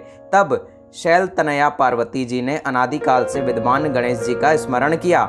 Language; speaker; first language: Hindi; native; Hindi